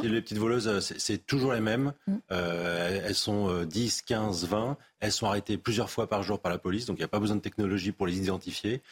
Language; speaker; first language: French; native; French